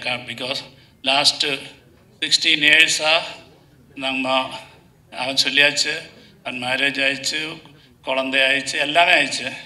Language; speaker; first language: Tamil; non-native, learner; Malayalam